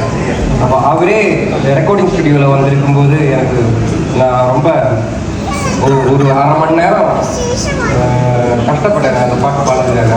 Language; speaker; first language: Tamil; early bilingual, heritage; Tamil